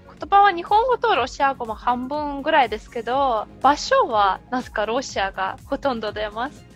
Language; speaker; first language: Japanese; non-native, fluent; Russian